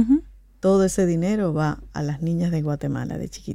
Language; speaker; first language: Spanish; native; Spanish